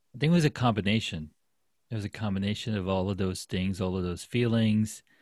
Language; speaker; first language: English; non-native, fluent; Urdu